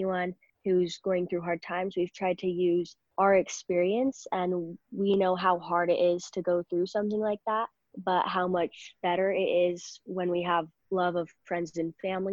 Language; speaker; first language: English; native; English